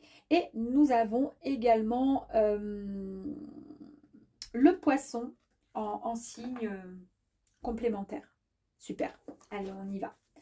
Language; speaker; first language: French; native; French